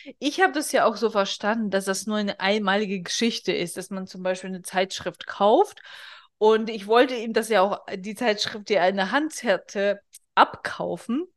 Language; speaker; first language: German; non-native, fluent; Russian